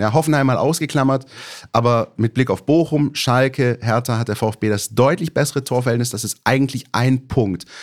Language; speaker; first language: German; native; German